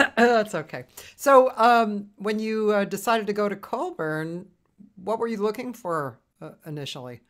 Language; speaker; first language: English; native; English